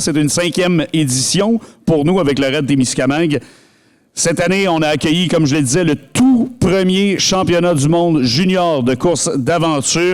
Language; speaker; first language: French; native; French